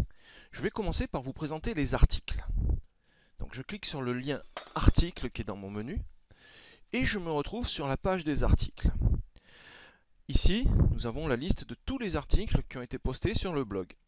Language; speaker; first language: French; native; French